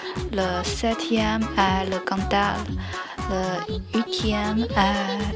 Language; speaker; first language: French; non-native, learner; Chinese